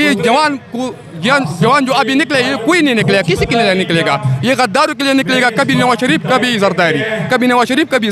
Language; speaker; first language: Hindi; non-native, local second language; Pashto